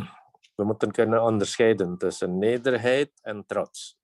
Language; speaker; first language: Dutch; non-native, fluent; Indonesian